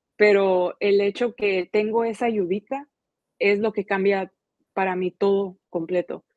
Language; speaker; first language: Spanish; early bilingual, heritage; Spanish